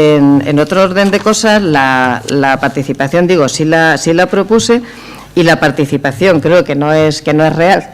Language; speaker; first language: Spanish; native; Spanish